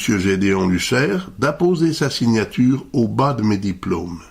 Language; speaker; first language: French; native; French